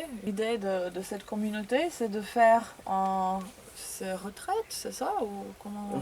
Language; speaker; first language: French; non-native, fluent; Croatian